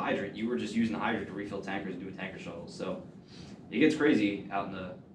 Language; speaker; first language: English; native; English